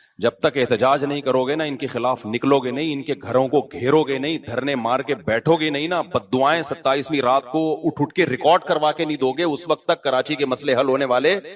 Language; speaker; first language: Urdu; native; Urdu